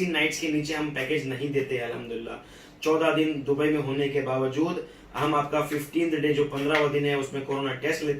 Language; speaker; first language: Hindi; native; Hindi